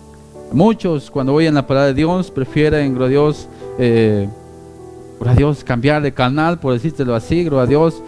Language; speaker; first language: Spanish; native; Spanish